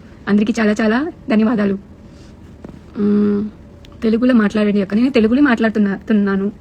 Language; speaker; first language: Telugu; non-native, learner; Tamil